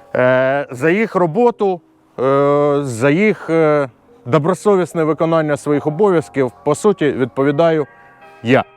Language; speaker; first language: Ukrainian; non-native, local second language; Russian